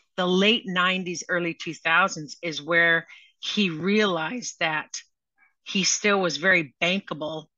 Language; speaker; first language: English; native; English